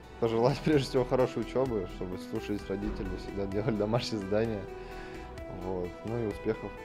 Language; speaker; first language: Russian; native; Russian